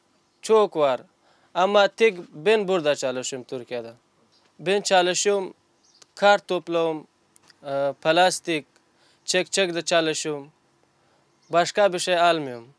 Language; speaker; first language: Turkish; non-native, learner; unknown